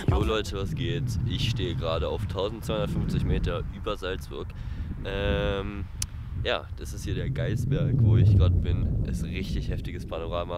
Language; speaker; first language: German; native; German